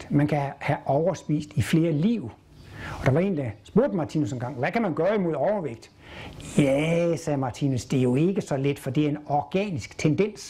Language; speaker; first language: Danish; native; Danish